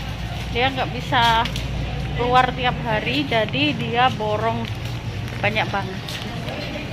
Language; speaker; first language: Indonesian; non-native, local second language; Javanese